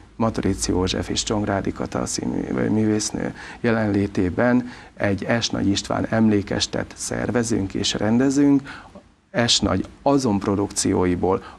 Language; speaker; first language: Hungarian; non-native, local second language; Serbian